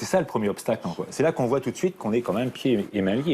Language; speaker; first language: French; native; French